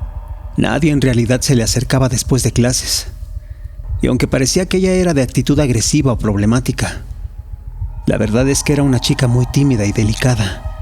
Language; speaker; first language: Spanish; native; Spanish